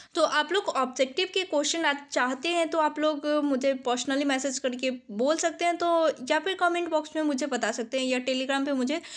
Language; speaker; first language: Hindi; native; Hindi